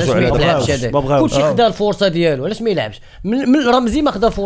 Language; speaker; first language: Arabic; native; Arabic